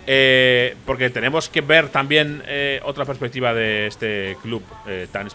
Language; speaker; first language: Spanish; native; Spanish